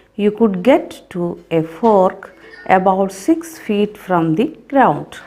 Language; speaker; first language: English; non-native, local second language; Malayalam